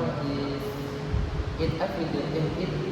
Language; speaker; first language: English; non-native, learner; Indonesian